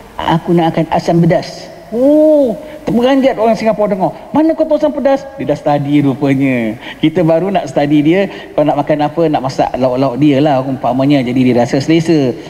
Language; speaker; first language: Malay; native; Malay